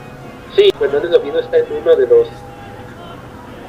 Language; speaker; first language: Spanish; native; Spanish